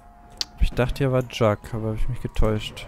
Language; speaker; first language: German; native; German